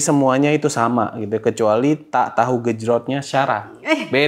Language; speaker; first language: Indonesian; native; Indonesian